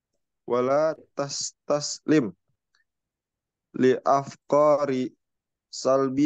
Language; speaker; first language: Arabic; non-native, learner; Indonesian